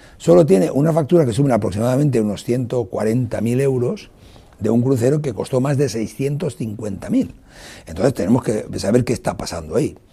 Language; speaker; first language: Spanish; non-native, local second language; Catalan